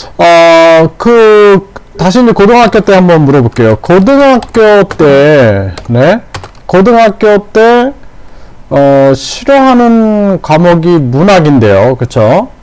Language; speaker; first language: Korean; native; Korean